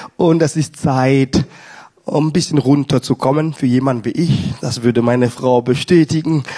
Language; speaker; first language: German; non-native, fluent; French